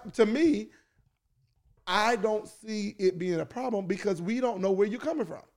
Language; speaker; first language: English; native; English